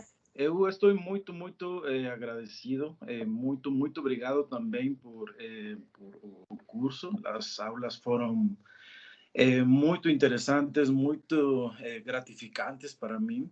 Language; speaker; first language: Portuguese; non-native, learner; Spanish